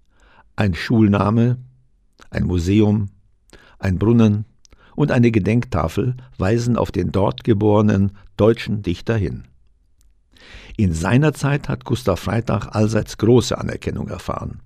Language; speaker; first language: German; native; German